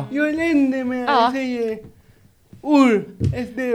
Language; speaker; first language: Swedish; non-native, learner; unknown